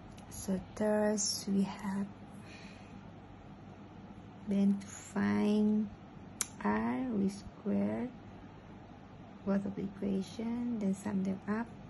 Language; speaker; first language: English; non-native, local second language; Malay